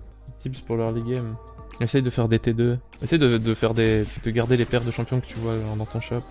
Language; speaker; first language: French; native; French